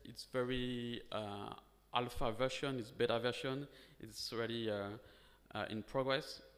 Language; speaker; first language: English; non-native, fluent; French